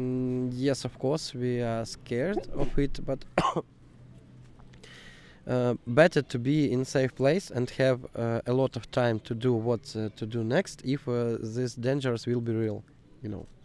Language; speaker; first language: English; non-native, learner; Ukrainian